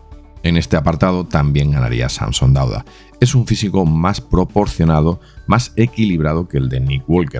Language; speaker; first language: Spanish; native; Spanish